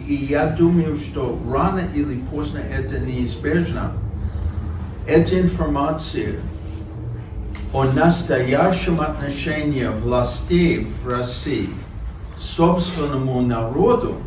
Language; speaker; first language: Russian; non-native, fluent; English